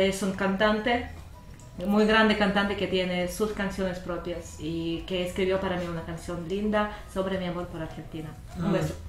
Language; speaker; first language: Spanish; non-native, learner; Russian